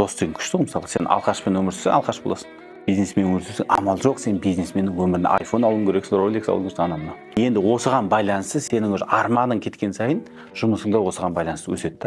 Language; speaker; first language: Kazakh; native; Kazakh